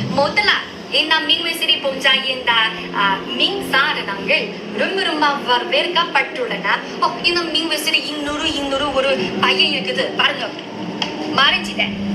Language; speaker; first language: Tamil; non-native, fluent; Chinese